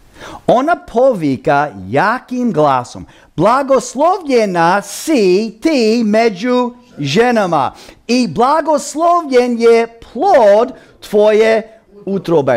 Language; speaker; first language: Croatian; early bilingual, heritage; Croatian